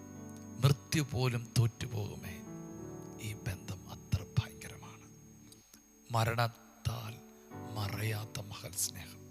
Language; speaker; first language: Malayalam; native; Malayalam